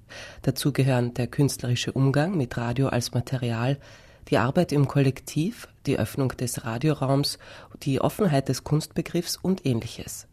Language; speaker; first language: German; native; German